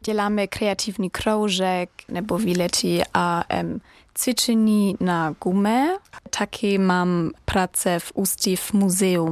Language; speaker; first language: Czech; non-native, learner; German